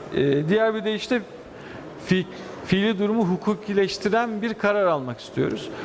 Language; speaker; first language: Turkish; native; Turkish